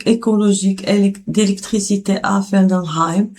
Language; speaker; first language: French; non-native, local second language; Arabic